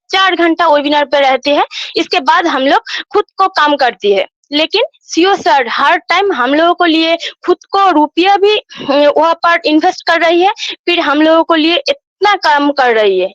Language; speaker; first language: Hindi; non-native, local second language; Bangla